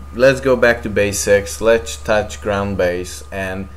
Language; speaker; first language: English; non-native, fluent; Hungarian